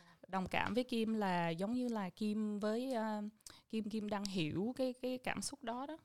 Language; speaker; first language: Vietnamese; early bilingual, heritage; Vietnamese